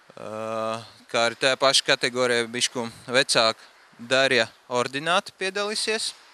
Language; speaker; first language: Latvian; non-native, local second language; Russian